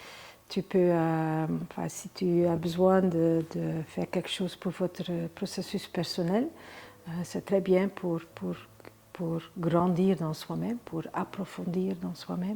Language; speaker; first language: French; non-native, fluent; Dutch